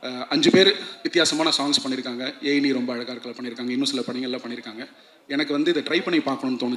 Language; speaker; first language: Tamil; native; Tamil